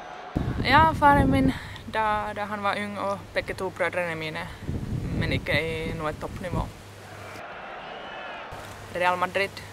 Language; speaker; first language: Norwegian; non-native, fluent; Finnish